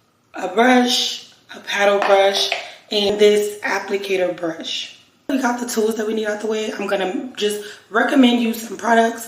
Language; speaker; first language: English; native; English